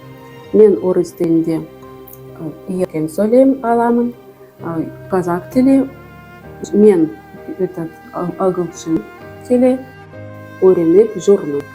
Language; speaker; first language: Kazakh; non-native, local second language; Russian